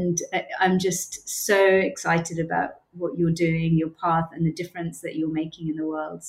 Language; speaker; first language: English; native; English